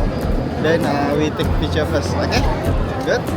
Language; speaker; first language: English; non-native, local second language; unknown